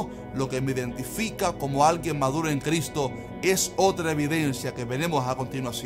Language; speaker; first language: Spanish; native; Spanish